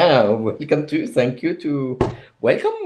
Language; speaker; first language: English; non-native, fluent; French